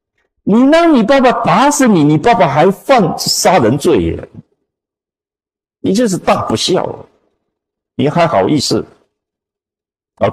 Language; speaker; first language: Chinese; native; Chinese